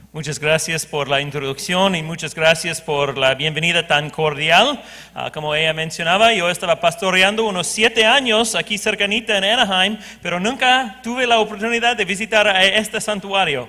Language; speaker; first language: Spanish; non-native, fluent; English